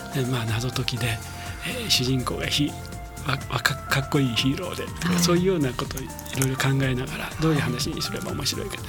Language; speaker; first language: Japanese; native; Japanese